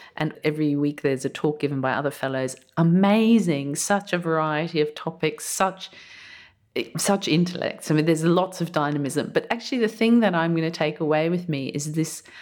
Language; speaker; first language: English; early bilingual, other home language; German